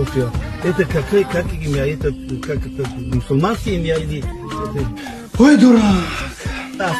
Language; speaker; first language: Russian; non-native, local second language; Tajik